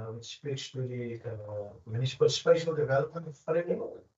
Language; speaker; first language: English; non-native, local second language; Afrikaans